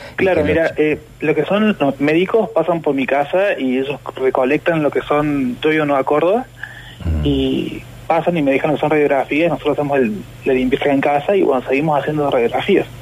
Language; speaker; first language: Spanish; native; Spanish